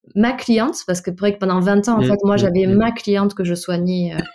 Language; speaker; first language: French; native; French